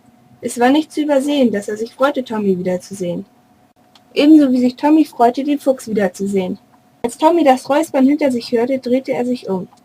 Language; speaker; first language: German; native; German